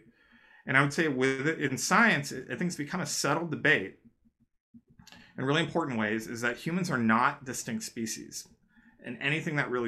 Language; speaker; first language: English; native; English